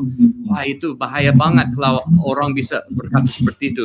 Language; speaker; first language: Indonesian; non-native, learner; English